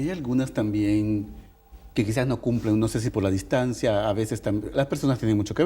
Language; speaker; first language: Spanish; native; Spanish